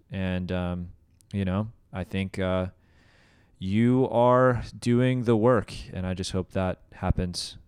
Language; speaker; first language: English; native; English